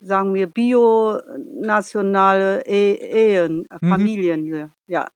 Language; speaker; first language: German; non-native, learner; Vietnamese